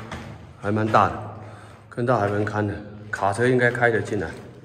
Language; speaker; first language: Chinese; native; Chinese